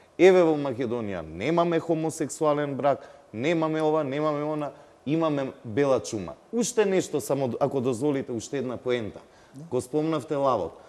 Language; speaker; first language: Macedonian; non-native, local second language; Albanian